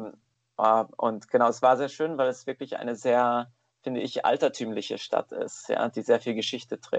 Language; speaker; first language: German; native; German